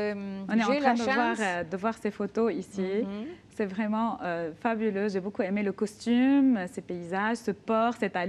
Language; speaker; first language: French; non-native, local second language; Arabic